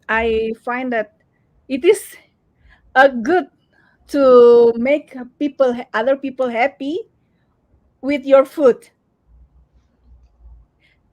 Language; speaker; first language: English; non-native, learner; Indonesian